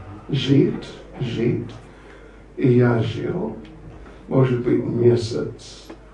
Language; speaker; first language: Russian; non-native, learner; English